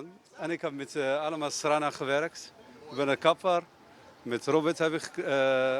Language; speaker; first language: Dutch; non-native, fluent; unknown